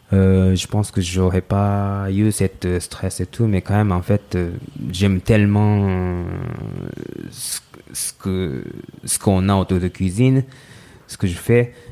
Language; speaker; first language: French; non-native, fluent; Japanese